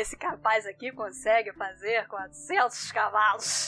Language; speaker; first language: Portuguese; native; Portuguese